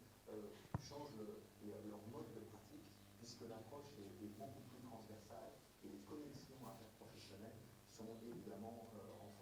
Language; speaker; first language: French; native; French